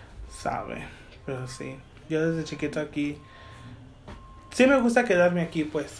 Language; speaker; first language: Spanish; early bilingual, heritage; Spanish